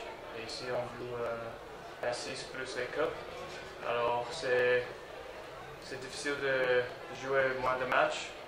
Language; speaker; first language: French; non-native, learner; English